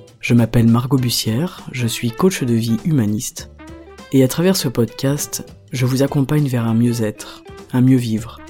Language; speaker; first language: French; native; French